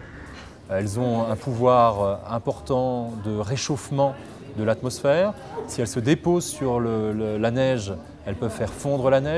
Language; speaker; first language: French; native; French